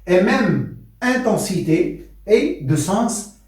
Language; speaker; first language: French; non-native, local second language; Arabic